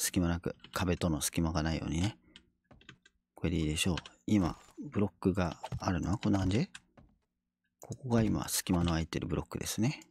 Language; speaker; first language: Japanese; native; Japanese